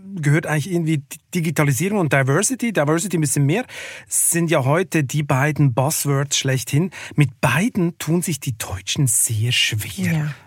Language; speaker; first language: German; native; German